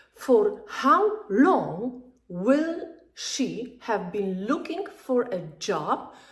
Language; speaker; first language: English; non-native, fluent; Polish